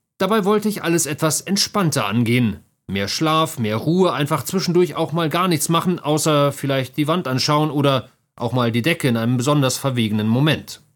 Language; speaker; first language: German; native; German